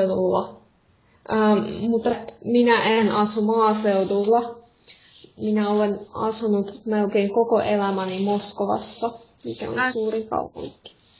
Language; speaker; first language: Finnish; non-native, fluent; Russian